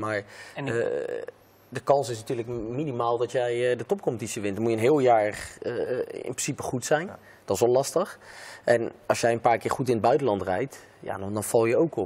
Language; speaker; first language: Dutch; native; Dutch